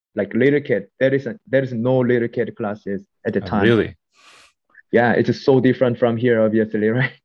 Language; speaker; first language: English; non-native, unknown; Korean